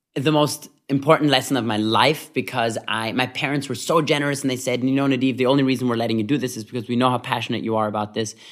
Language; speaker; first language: English; early bilingual, other home language; Hebrew